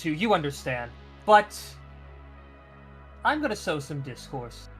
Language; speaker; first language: English; native; English